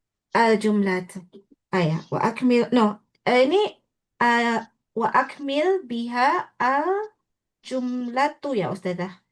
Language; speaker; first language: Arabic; non-native, learner; Indonesian